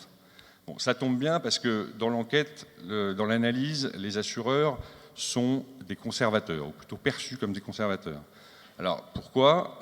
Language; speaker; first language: French; native; French